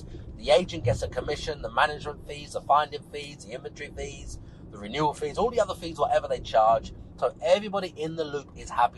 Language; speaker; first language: English; native; English